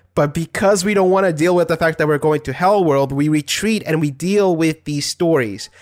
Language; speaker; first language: English; non-native, fluent; Portuguese